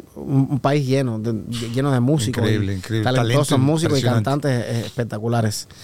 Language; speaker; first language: Spanish; native; Spanish